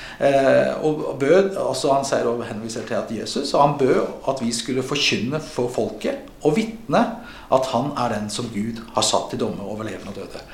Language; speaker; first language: Norwegian; native; Norwegian